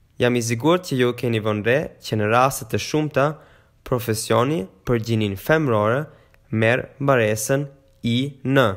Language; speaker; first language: Albanian; native; Albanian